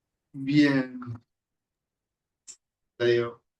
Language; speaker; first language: Spanish; native; Spanish